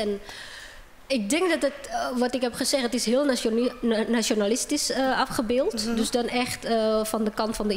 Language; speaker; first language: Dutch; non-native, fluent; Indonesian